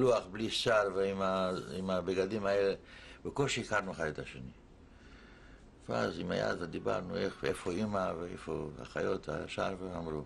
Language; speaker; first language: Hebrew; non-native, fluent; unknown